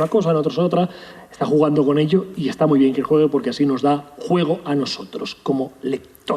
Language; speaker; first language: Spanish; native; Spanish